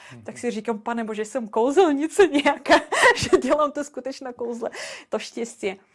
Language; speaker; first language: Czech; non-native, fluent; Russian